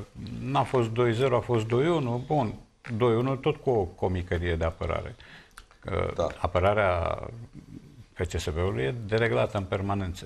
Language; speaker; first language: Romanian; native; Romanian